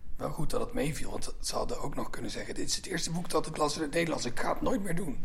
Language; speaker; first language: Dutch; native; Dutch